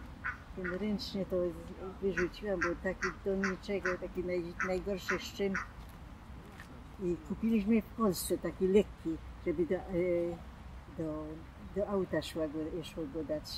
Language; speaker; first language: Polish; non-native, local second language; German